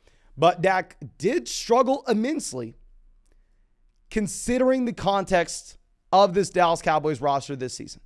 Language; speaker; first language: English; native; English